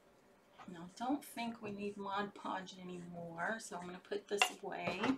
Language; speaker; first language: English; native; English